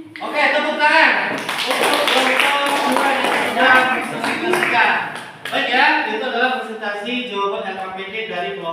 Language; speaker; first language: Indonesian; native; Indonesian